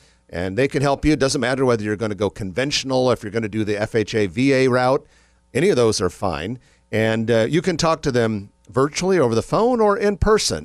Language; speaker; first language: English; native; English